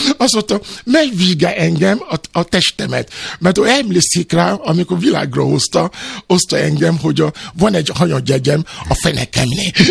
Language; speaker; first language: Hungarian; non-native, fluent; Yoruba